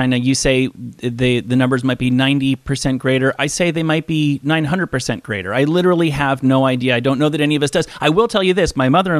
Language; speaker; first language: English; native; English